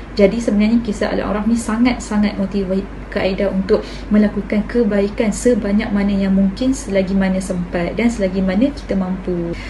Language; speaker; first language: Malay; native; Malay